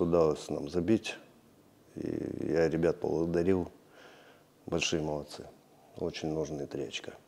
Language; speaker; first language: Russian; native; Russian